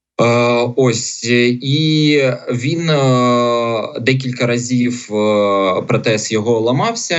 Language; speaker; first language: Ukrainian; non-native, local second language; Russian